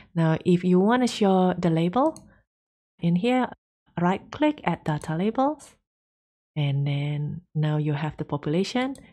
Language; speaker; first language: English; non-native, fluent; Indonesian